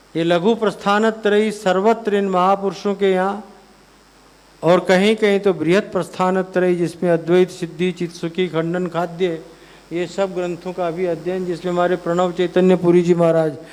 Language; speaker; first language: Hindi; non-native, local second language; Gujarati